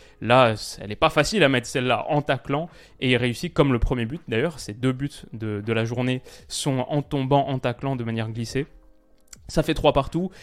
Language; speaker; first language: French; native; French